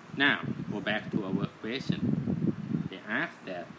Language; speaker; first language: English; non-native, fluent; Thai